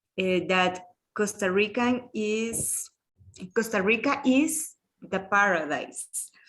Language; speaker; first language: English; non-native, learner; Spanish